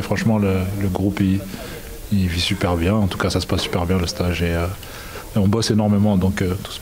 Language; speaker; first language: French; native; French